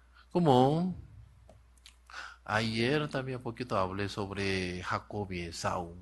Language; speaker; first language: Spanish; non-native, learner; Korean